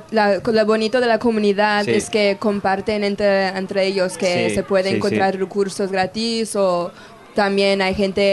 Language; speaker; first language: Spanish; non-native, local second language; Catalan